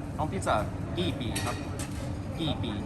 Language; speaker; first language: Thai; non-native, learner; English